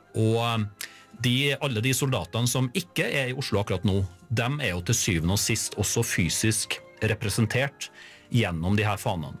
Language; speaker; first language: Norwegian; native; Norwegian